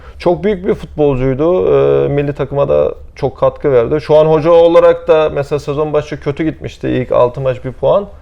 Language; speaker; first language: Turkish; early bilingual, heritage; Turkish